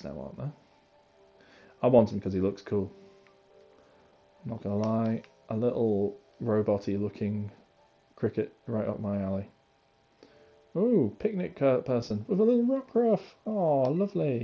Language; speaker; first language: English; native; English